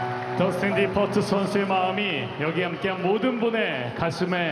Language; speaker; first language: Korean; native; Korean